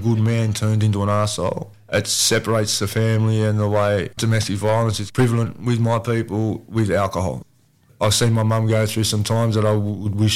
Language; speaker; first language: English; native; English